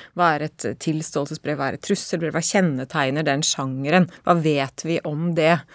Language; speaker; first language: Norwegian; native; Norwegian